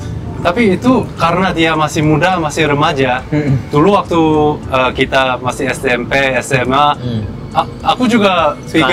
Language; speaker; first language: Indonesian; non-native, fluent; Korean